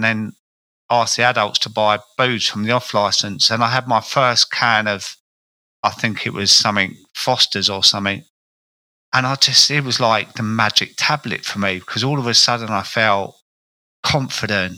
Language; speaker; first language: English; native; English